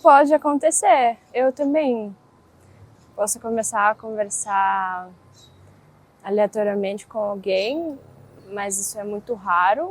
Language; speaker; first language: Portuguese; non-native, fluent; Russian